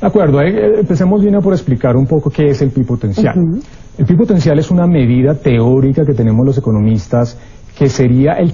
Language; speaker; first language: Spanish; native; Spanish